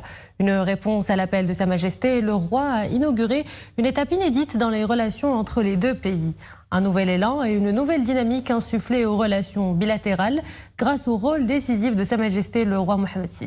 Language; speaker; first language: French; non-native, local second language; Arabic